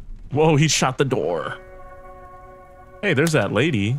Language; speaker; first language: English; native; English